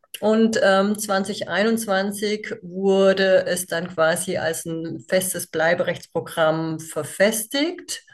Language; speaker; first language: German; native; German